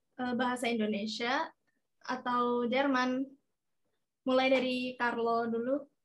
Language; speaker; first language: Indonesian; native; Indonesian